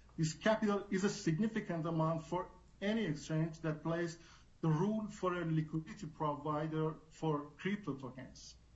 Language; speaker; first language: English; non-native, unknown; Persian